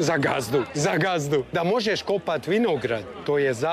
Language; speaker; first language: Serbian; native; Serbian